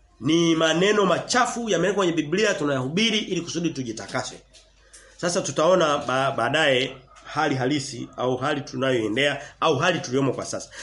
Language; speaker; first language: Swahili; native; Swahili